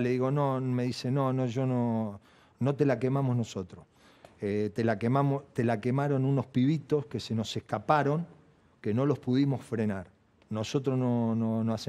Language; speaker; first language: Spanish; native; Spanish